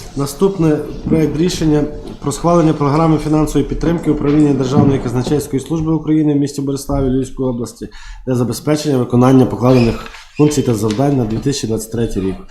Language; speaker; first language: Ukrainian; native; Ukrainian